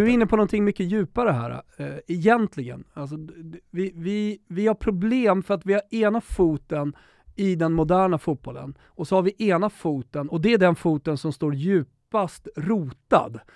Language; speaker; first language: Swedish; native; Swedish